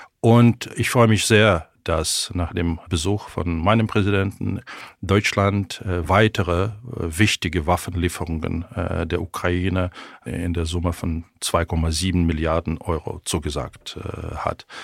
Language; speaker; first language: German; non-native, fluent; Ukrainian